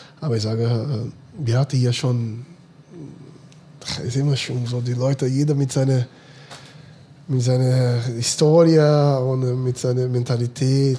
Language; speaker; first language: German; non-native, fluent; Portuguese